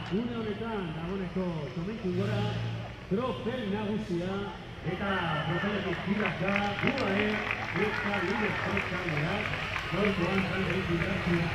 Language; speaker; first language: Basque; native; Basque